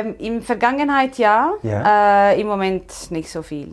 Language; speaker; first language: German; non-native, fluent; Italian